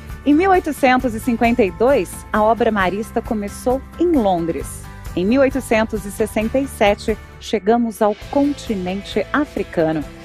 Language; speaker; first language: Portuguese; native; Portuguese